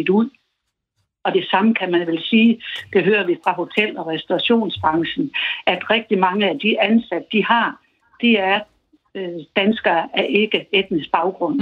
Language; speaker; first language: Danish; native; Danish